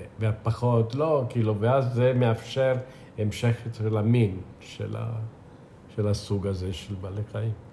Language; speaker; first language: Hebrew; non-native, fluent; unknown